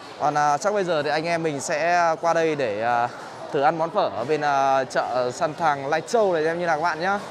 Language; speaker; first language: Vietnamese; native; Vietnamese